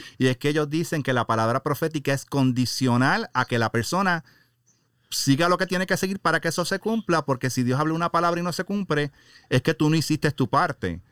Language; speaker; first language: Spanish; native; Spanish